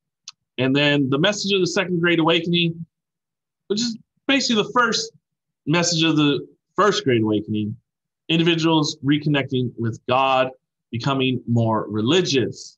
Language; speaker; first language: English; native; English